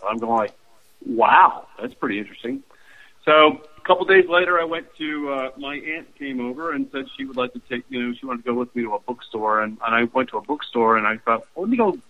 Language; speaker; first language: English; native; English